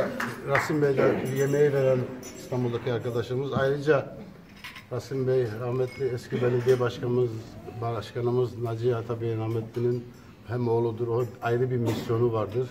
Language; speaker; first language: Turkish; native; Turkish